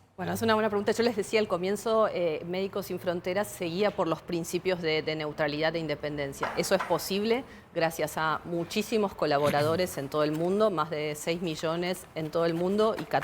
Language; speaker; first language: Spanish; native; Spanish